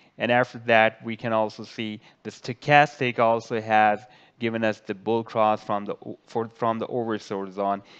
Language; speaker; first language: English; non-native, local second language; Urdu